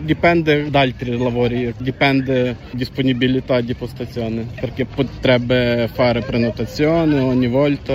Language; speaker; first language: Italian; non-native, learner; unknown